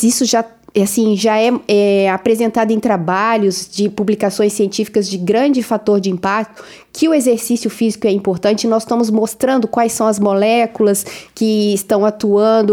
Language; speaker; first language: Portuguese; native; Portuguese